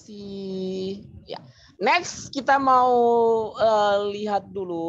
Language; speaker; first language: Indonesian; native; Indonesian